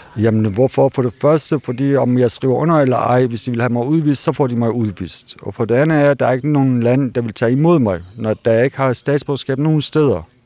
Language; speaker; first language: Danish; early bilingual, other home language; Kurdish